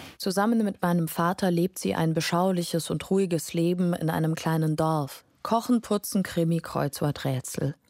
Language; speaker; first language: German; non-native, fluent; Lithuanian